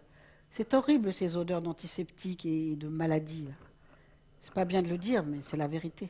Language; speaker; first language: French; native; French